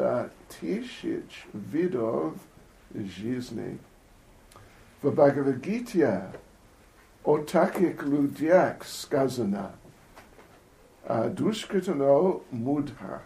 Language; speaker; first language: Russian; non-native, fluent; English